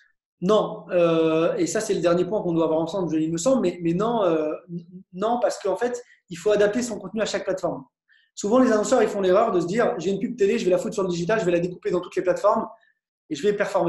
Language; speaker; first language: French; native; French